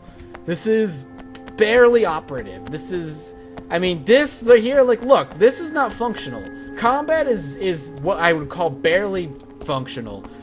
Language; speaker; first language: English; native; English